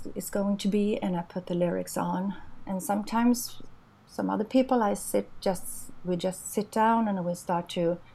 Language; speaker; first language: English; non-native, fluent; Swedish